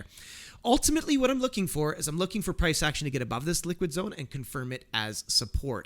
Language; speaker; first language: English; native; English